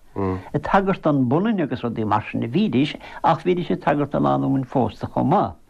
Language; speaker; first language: Irish; native; Irish